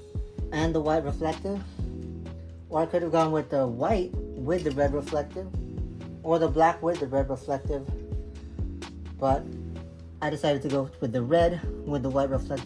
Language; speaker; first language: English; native; English